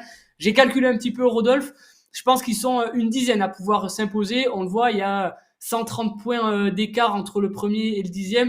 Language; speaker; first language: French; native; French